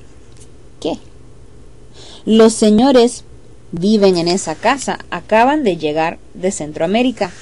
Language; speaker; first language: Spanish; non-native, fluent; English